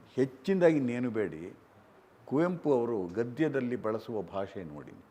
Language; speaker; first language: Kannada; native; Kannada